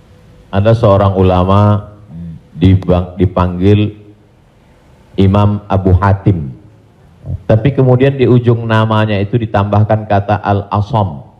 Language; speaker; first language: Malay; native; Malay